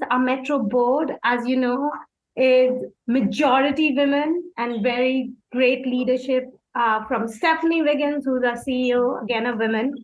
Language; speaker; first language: English; non-native, local second language; Hindi